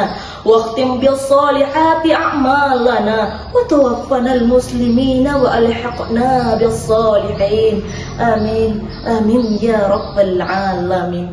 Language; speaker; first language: Arabic; non-native, learner; Indonesian